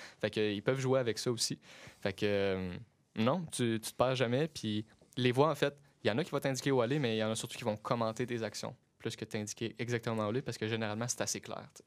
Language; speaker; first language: French; native; French